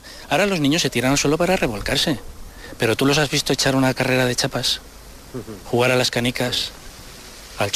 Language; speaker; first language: Spanish; native; Spanish